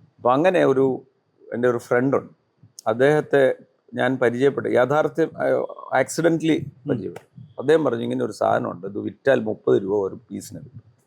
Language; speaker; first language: Malayalam; early bilingual, other home language; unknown